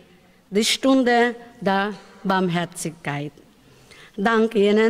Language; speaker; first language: German; non-native, learner; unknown